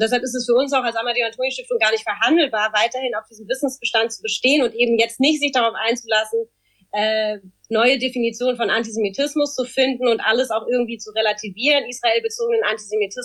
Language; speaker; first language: German; native; German